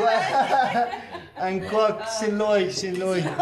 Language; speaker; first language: Vietnamese; non-native, learner; English